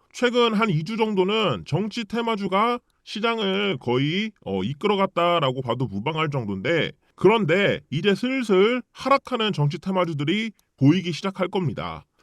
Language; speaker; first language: Korean; early bilingual, heritage; Korean